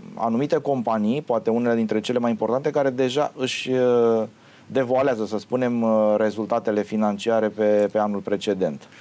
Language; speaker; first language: Romanian; native; Romanian